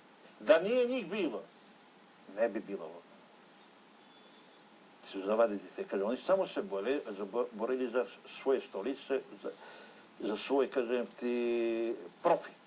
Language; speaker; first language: Bosnian; native; Bosnian